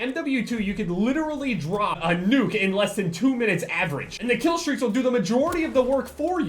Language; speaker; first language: English; native; English